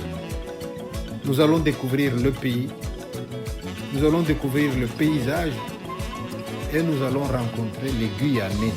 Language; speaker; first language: French; non-native, local second language; Luba-Lulua